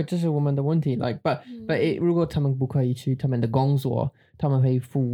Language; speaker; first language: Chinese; non-native, learner; English